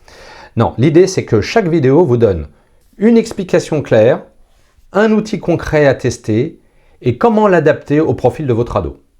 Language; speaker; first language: French; native; French